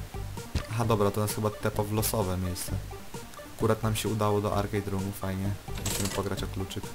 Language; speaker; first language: Polish; native; Polish